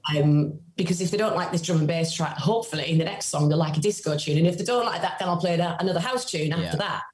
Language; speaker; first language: English; native; English